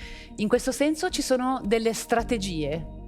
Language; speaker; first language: Italian; native; Italian